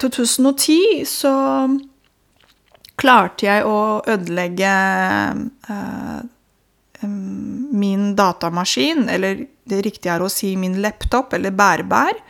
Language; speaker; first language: Norwegian; non-native, fluent; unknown